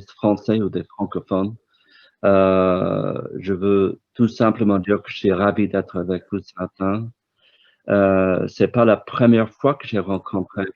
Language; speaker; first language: French; non-native, fluent; English